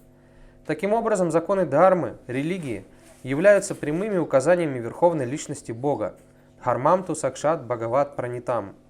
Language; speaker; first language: Russian; native; Russian